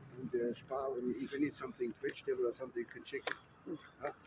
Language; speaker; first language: English; non-native, learner; German